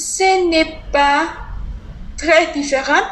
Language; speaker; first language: French; non-native, learner; Spanish